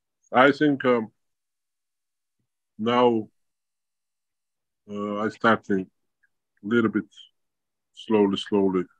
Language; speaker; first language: English; non-native, learner; Georgian